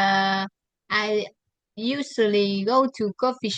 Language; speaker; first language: English; non-native, learner; Vietnamese